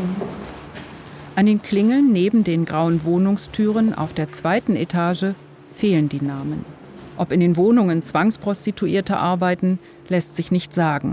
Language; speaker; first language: German; native; German